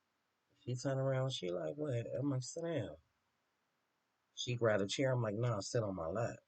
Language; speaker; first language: English; native; English